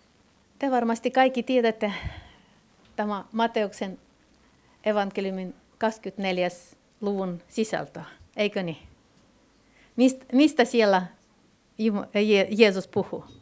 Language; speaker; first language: Finnish; non-native, fluent; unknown